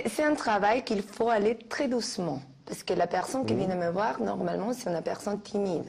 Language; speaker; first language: French; non-native, fluent; Spanish